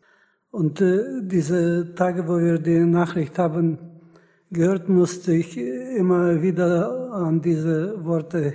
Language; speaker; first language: German; non-native, fluent; Russian